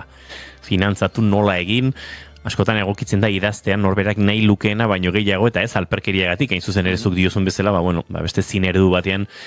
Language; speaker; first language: Basque; native; Basque